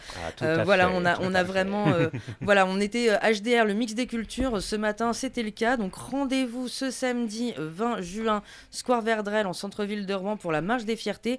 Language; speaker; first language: French; native; French